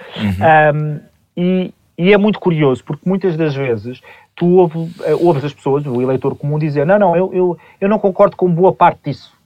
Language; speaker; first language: Portuguese; native; Portuguese